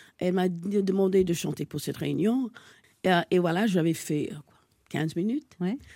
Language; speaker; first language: French; non-native, fluent; English